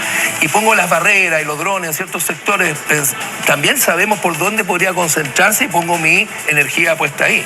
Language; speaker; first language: Spanish; native; Spanish